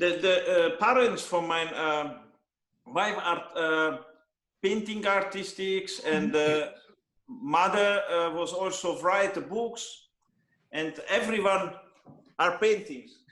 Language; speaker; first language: English; non-native, learner; Hungarian